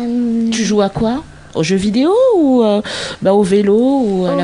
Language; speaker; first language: French; native; French